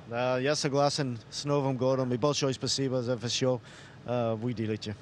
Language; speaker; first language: Russian; non-native, learner; English